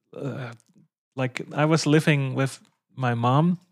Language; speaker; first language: English; non-native, fluent; Dutch